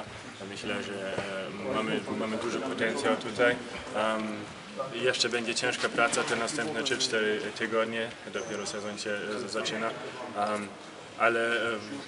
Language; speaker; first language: Polish; early bilingual, heritage; Polish